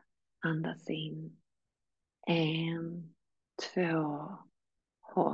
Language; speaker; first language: Swedish; native; Swedish